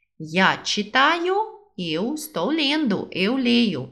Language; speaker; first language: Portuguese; non-native, fluent; Russian